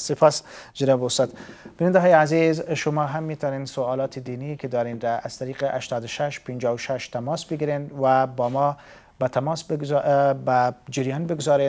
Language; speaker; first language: Persian; native; Persian